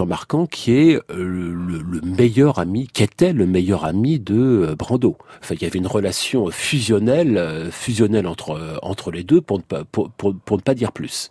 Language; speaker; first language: French; native; French